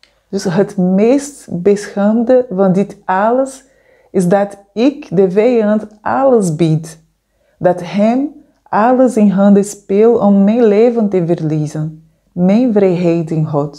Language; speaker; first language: Dutch; non-native, fluent; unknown